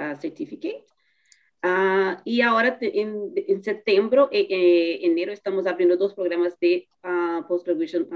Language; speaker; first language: Spanish; non-native, fluent; Portuguese